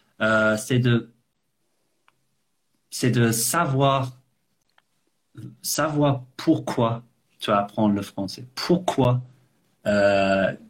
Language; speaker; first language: French; non-native, fluent; English